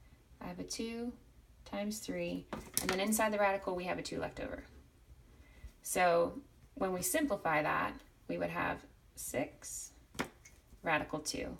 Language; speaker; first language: English; native; English